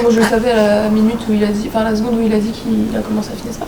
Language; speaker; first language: French; native; French